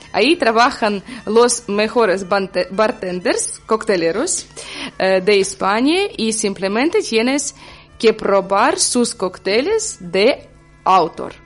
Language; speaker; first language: Spanish; non-native, learner; Ukrainian